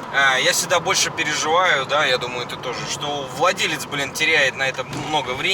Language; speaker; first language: Russian; native; Russian